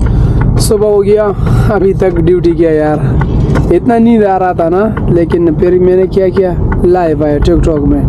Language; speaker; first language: Hindi; non-native, local second language; Pashto